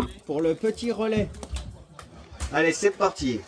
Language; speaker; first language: French; native; French